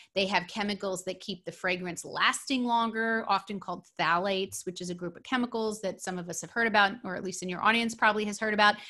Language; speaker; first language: English; native; English